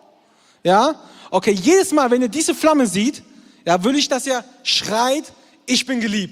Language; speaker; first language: German; native; German